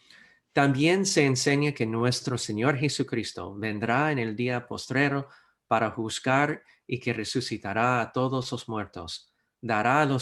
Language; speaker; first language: Spanish; non-native, fluent; English